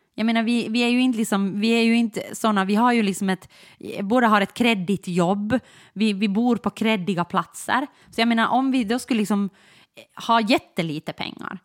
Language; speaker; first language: Swedish; native; Swedish